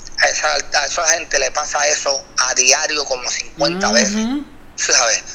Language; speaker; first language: Spanish; native; Spanish